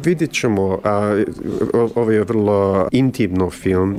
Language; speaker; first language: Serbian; early bilingual, heritage; Croatian